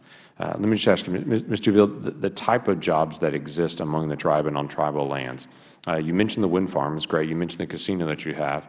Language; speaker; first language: English; native; English